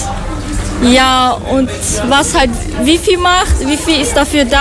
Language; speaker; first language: German; non-native, fluent; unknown